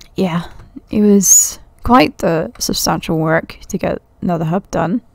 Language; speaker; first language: English; native; English